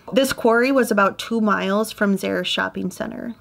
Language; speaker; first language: English; native; English